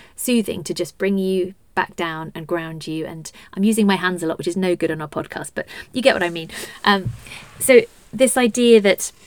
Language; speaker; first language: English; native; English